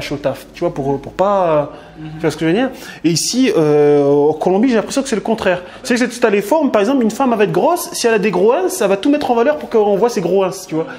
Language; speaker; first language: French; native; French